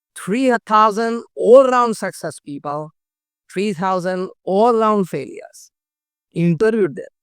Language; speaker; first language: English; non-native, local second language; Gujarati